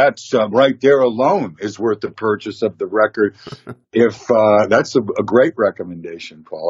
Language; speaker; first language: English; native; English